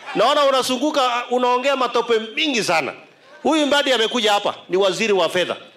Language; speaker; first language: Swahili; non-native, local second language; Kalenjin